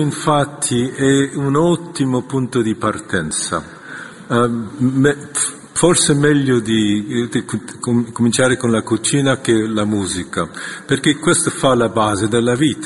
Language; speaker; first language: Italian; non-native, fluent; Korean